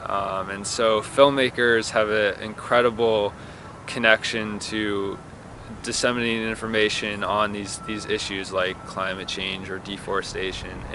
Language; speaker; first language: English; native; English